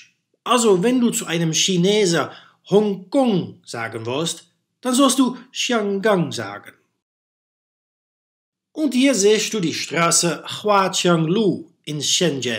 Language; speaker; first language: German; non-native, fluent; Dutch